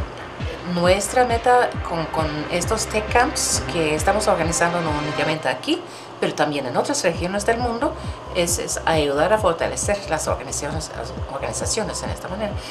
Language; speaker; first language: Spanish; non-native, fluent; Swedish